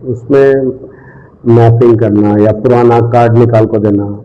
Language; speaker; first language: Hindi; non-native, local second language; Urdu